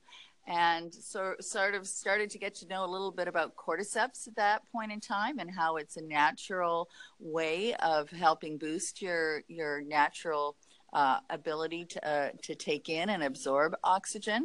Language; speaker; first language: English; native; English